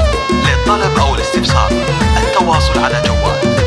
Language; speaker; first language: Arabic; native; Arabic